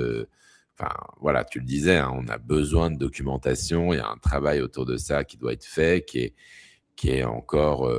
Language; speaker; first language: French; native; French